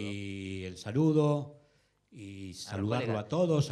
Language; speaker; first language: Spanish; native; Spanish